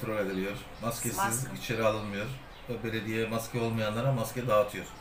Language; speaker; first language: Turkish; native; Turkish